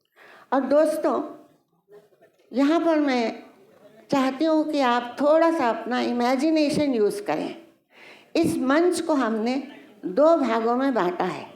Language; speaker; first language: Hindi; native; Hindi